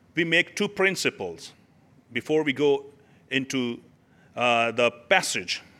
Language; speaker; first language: English; non-native, local second language; Urdu